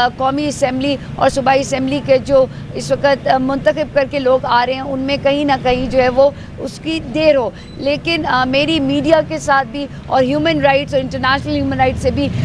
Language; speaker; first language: Urdu; non-native, local second language; Pashto